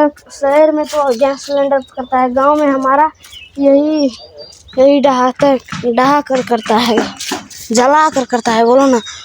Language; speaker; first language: Hindi; non-native, local second language; Maithili